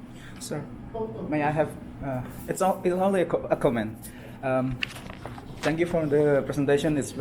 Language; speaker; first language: English; non-native, fluent; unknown